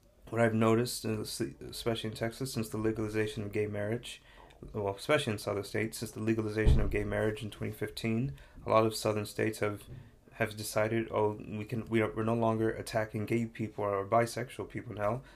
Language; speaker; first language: English; native; English